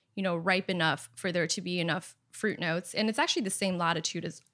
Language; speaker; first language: English; early bilingual, other home language; Chinese